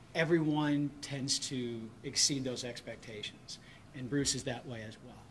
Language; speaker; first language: English; native; English